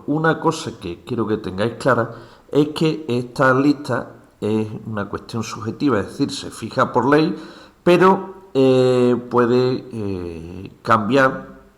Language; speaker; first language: Spanish; native; Spanish